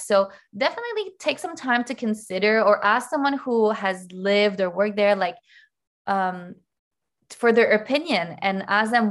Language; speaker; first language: English; non-native, fluent; French